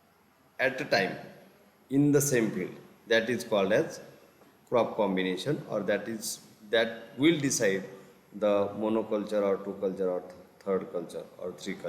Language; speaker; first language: English; non-native, local second language; Marathi